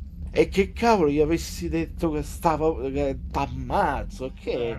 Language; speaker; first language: Italian; native; Italian